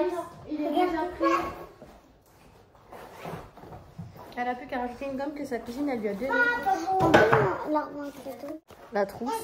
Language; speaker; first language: French; native; French